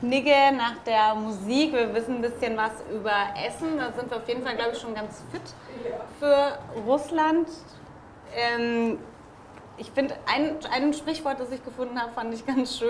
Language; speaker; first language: German; native; German